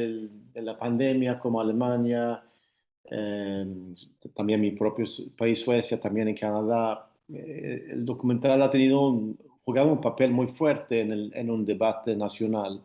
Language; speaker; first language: Spanish; non-native, fluent; Swedish